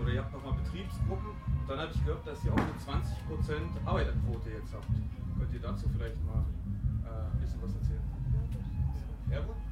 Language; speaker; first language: German; native; German